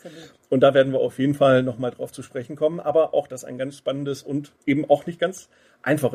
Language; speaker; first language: German; native; German